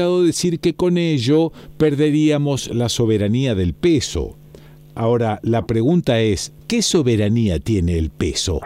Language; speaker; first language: Spanish; native; Spanish